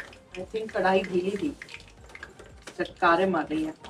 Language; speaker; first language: Hindi; native; Hindi